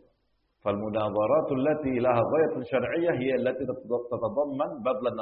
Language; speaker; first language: Arabic; non-native, fluent; Indonesian